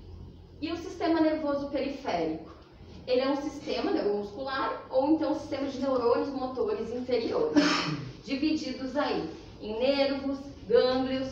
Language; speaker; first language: Portuguese; native; Portuguese